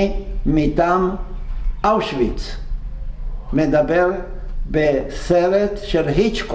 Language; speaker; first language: Hebrew; non-native, fluent; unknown